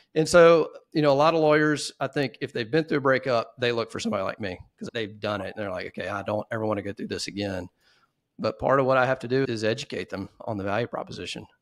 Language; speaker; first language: English; native; English